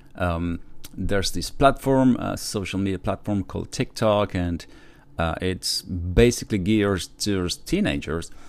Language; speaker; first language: English; non-native, fluent; Spanish